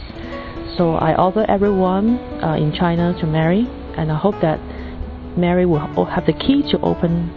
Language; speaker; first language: English; non-native, local second language; Cantonese